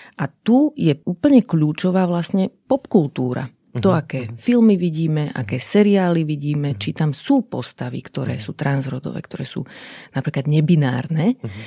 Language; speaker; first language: Slovak; native; Slovak